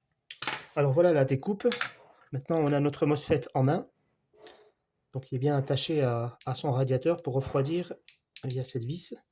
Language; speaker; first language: French; native; French